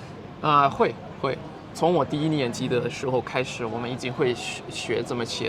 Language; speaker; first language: Chinese; non-native, fluent; Dutch